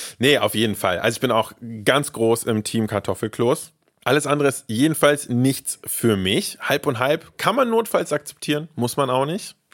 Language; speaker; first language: German; early bilingual, other home language; Russian